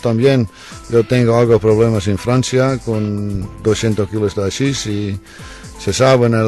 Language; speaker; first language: Spanish; non-native, learner; Dutch